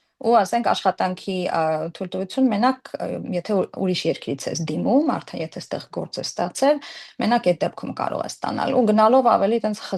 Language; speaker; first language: Armenian; early bilingual, heritage; Armenian